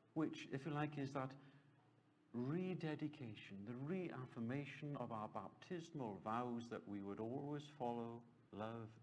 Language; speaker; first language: English; native; English